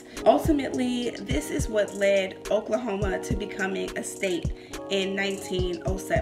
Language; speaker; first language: English; native; English